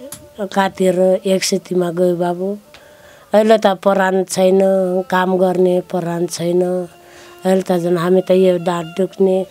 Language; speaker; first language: Nepali; non-native, local second language; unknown